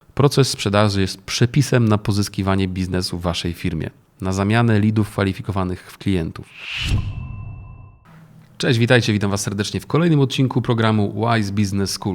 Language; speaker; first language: Polish; native; Polish